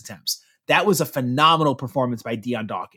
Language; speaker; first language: English; native; English